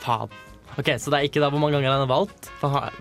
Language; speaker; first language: Norwegian; native; Norwegian